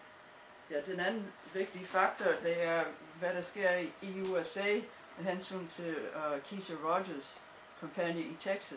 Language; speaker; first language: Danish; non-native, fluent; English